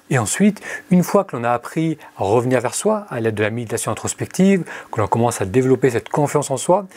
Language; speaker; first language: French; early bilingual, other home language; Arabic